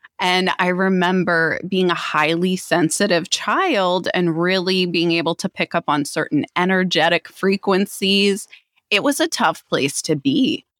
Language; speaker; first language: English; native; English